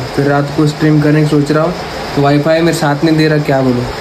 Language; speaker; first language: Hindi; non-native, local second language; Marathi